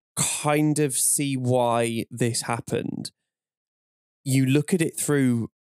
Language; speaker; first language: English; native; English